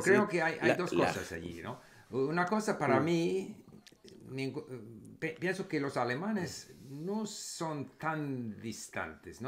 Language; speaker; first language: Spanish; non-native, fluent; English